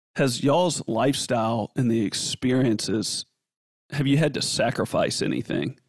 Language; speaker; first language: English; native; English